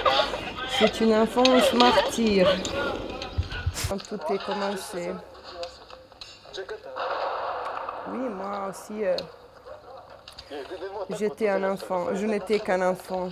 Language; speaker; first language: French; non-native, fluent; Bosnian